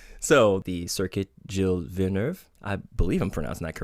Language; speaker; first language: English; native; English